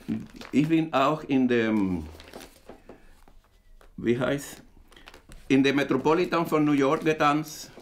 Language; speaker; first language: German; non-native, fluent; Spanish